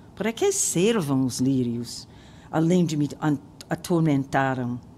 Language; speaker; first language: Portuguese; non-native, fluent; English